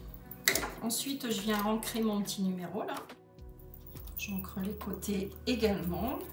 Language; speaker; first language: French; native; French